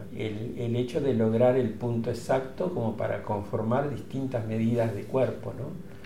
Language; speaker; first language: Spanish; native; Spanish